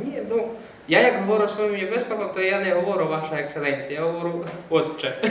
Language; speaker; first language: Ukrainian; native; Ukrainian